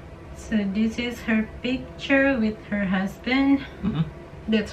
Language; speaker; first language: English; non-native, fluent; Indonesian